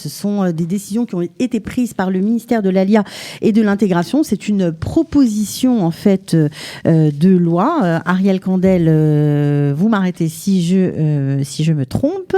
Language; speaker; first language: French; native; French